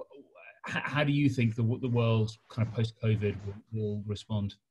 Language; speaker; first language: English; native; English